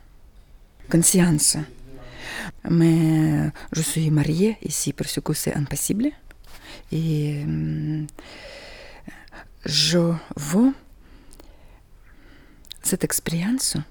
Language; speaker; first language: French; non-native, learner; Russian